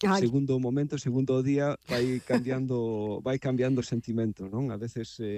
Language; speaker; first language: Galician; native; Galician